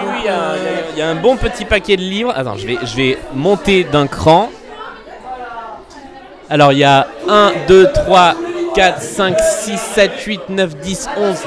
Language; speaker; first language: French; native; French